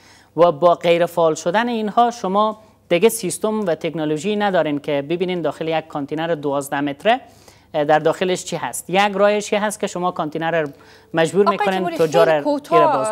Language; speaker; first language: Persian; native; Persian